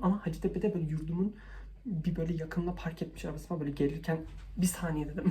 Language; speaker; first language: Turkish; native; Turkish